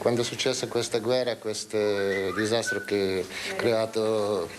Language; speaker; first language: Italian; non-native, learner; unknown